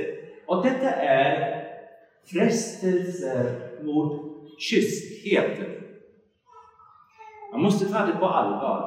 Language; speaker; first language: Swedish; non-native, fluent; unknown